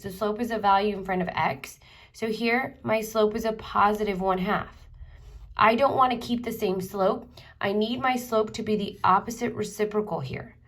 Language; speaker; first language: English; native; English